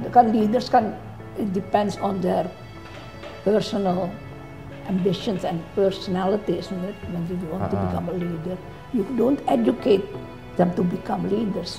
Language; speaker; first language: English; non-native, fluent; Indonesian